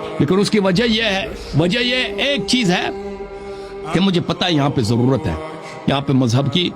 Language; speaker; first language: Urdu; non-native, fluent; Persian